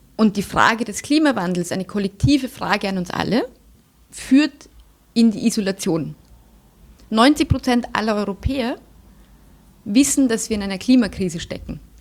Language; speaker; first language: German; native; German